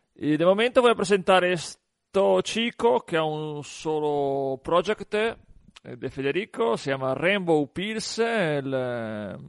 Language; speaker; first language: Spanish; non-native, fluent; Italian